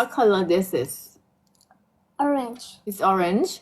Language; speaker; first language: English; non-native, learner; Thai